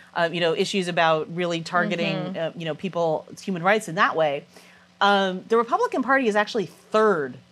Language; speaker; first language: English; native; English